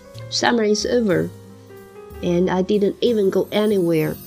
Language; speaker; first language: English; non-native, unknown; Chinese